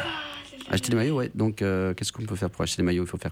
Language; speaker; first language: French; native; French